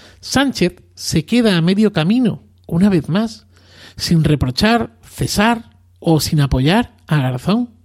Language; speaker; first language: Spanish; native; Spanish